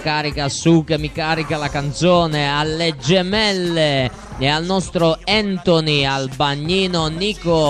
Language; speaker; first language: Italian; native; Italian